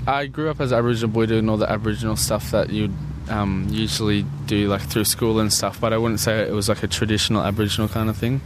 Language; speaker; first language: English; native; English